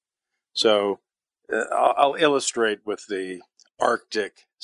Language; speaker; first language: English; native; English